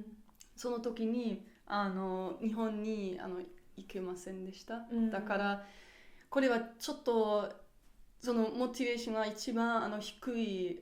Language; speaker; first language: Japanese; non-native, learner; German